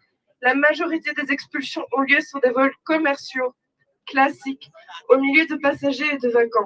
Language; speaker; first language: French; native; French